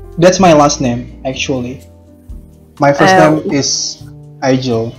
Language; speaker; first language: English; non-native, learner; Indonesian